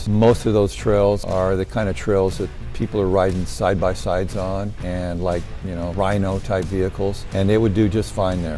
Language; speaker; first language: English; native; English